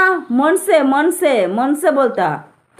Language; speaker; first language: Hindi; non-native, local second language; Bangla